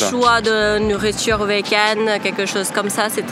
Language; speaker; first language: French; non-native, fluent; Thai